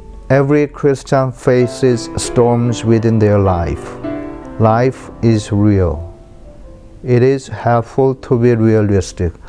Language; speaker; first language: English; non-native, fluent; Korean